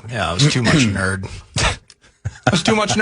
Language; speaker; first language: English; native; English